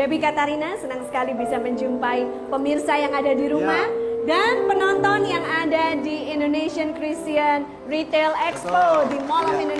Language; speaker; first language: Indonesian; native; Indonesian